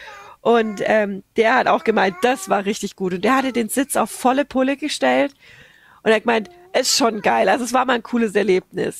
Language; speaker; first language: German; native; German